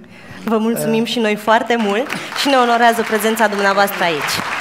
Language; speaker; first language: Romanian; native; Romanian